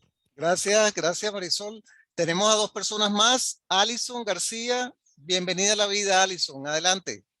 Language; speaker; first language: Spanish; native; Spanish